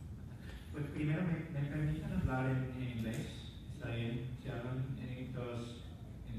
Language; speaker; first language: Spanish; non-native, fluent; English